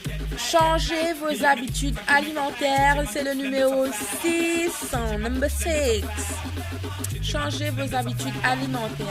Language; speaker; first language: French; native; French